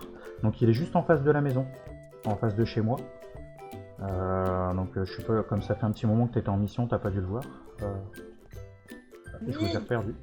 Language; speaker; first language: French; native; French